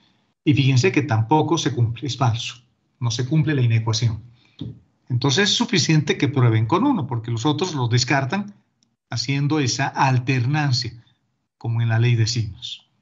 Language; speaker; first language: Spanish; native; Spanish